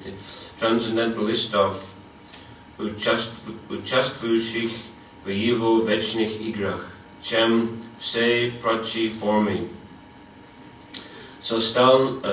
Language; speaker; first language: Russian; non-native, fluent; English